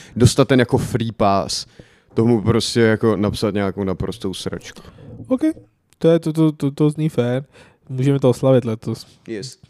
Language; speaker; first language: Czech; non-native, fluent; Urdu